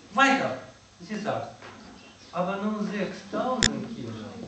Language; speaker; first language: German; non-native, learner; Russian